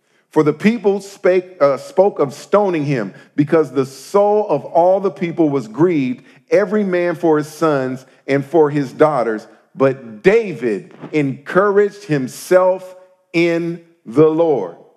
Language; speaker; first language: English; native; English